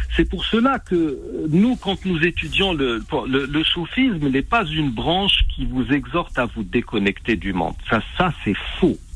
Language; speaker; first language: French; non-native, local second language; Arabic